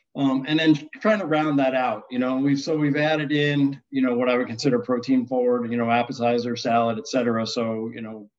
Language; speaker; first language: English; native; English